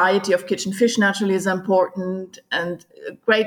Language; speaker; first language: English; non-native, fluent; German